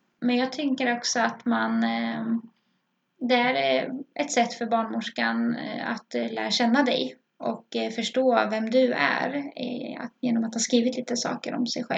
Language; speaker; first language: Swedish; native; Swedish